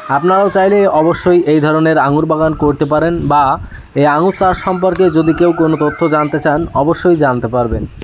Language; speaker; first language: Bangla; native; Bangla